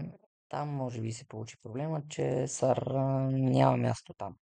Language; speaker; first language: Bulgarian; native; Bulgarian